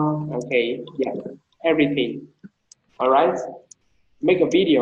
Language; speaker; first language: English; non-native, fluent; Vietnamese